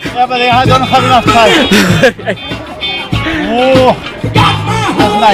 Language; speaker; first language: English; non-native, learner; Greek